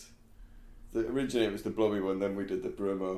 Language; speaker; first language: English; native; English